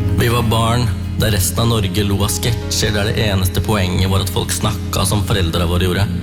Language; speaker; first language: Norwegian; early bilingual, other home language; Tamil